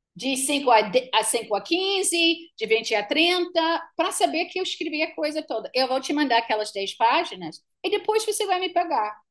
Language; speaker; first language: Portuguese; non-native, fluent; English